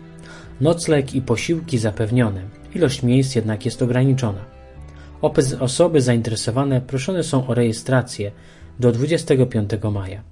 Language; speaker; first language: Polish; native; Polish